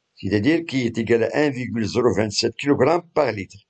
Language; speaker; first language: French; non-native, local second language; Arabic